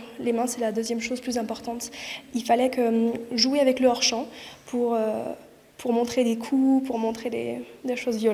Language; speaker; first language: French; native; French